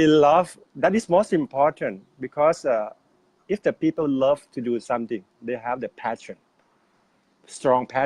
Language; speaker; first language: English; non-native, fluent; Thai